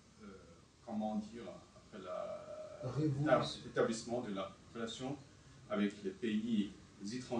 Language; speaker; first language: French; non-native, fluent; Chinese